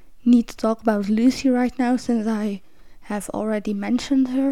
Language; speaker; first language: English; non-native, fluent; Dutch